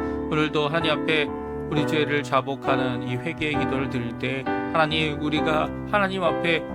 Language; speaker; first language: Korean; native; Korean